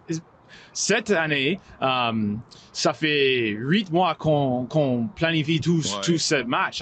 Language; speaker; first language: French; non-native, local second language; English